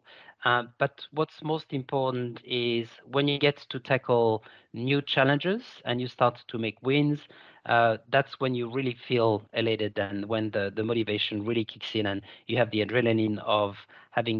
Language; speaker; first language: English; non-native, fluent; French